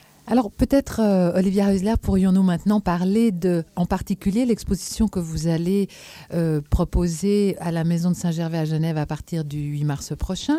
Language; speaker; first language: French; native; French